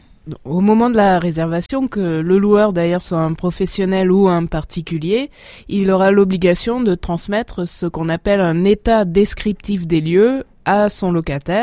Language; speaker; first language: French; native; French